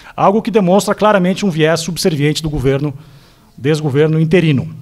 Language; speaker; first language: Portuguese; native; Portuguese